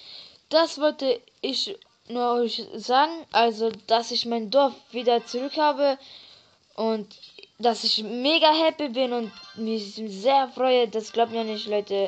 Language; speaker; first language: German; early bilingual, other home language; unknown